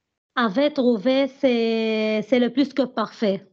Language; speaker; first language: French; non-native, learner; Arabic